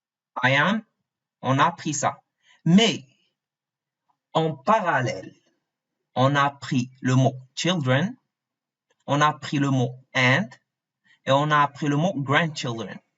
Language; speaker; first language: French; non-native, fluent; Arabic